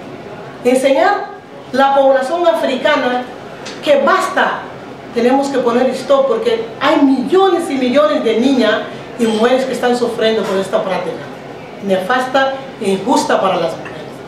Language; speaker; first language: Spanish; non-native, fluent; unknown